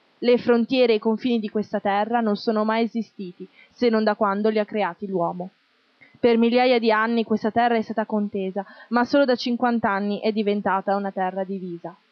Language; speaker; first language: Italian; non-native, fluent; Arabic